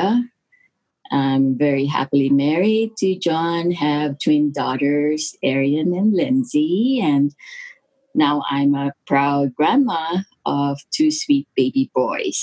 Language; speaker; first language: English; non-native, local second language; Filipino